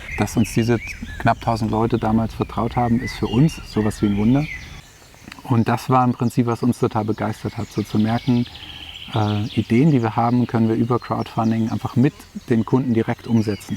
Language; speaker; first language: German; native; German